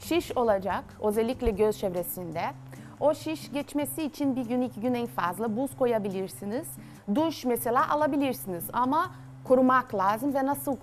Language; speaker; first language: Turkish; non-native, learner; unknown